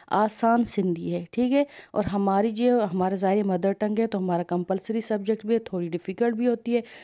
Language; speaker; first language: Urdu; non-native, local second language; Sindhi